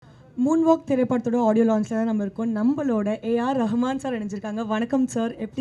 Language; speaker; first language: Tamil; native; Tamil